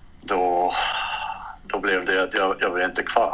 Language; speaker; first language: Swedish; non-native, fluent; English